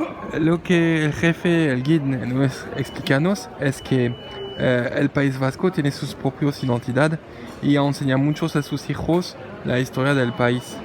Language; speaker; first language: Spanish; non-native, learner; French